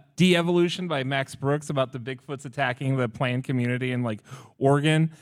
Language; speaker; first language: English; native; English